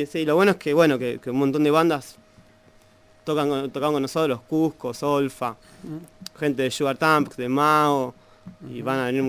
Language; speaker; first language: Spanish; native; Spanish